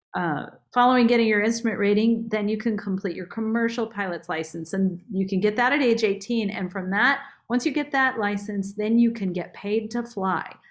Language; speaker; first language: English; native; English